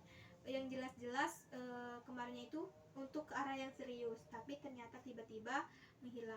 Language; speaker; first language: Indonesian; native; Indonesian